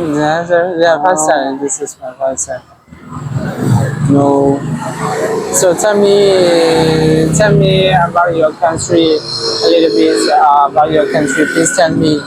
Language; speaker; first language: English; non-native, learner; Burmese